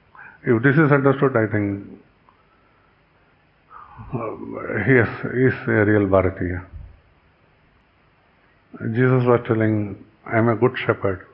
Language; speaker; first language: English; non-native, local second language; Kannada